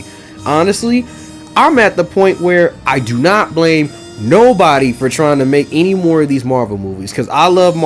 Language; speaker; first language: English; native; English